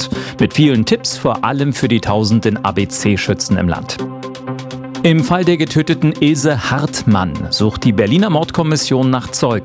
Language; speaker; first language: German; native; German